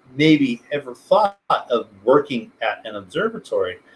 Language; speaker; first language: English; native; English